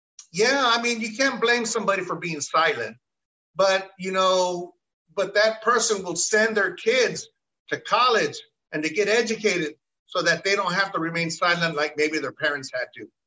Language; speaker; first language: English; early bilingual, other home language; Spanish